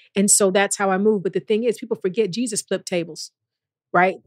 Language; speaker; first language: English; native; English